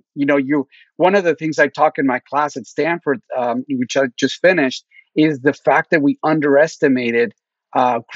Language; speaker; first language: English; early bilingual, other home language; Spanish